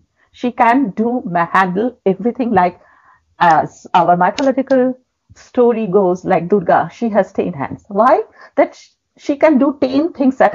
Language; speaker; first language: English; non-native, local second language; Bangla